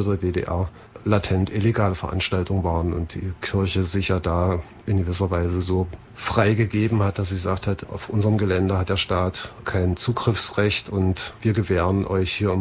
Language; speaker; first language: German; native; German